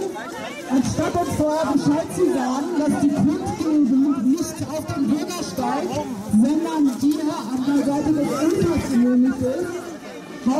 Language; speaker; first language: German; native; German